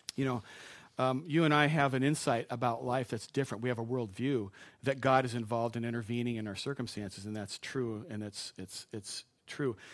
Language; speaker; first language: English; native; English